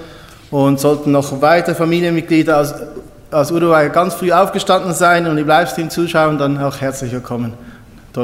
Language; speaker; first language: German; native; German